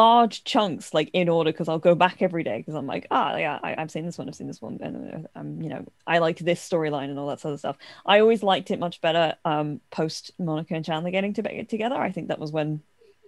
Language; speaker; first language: English; native; English